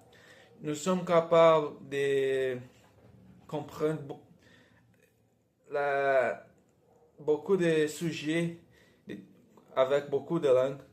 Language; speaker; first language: French; non-native, learner; Portuguese